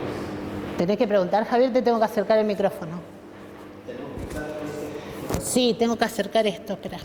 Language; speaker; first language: Spanish; native; Spanish